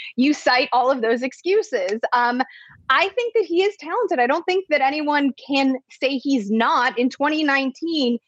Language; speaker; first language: English; native; English